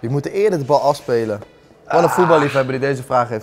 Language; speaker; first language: Dutch; native; Dutch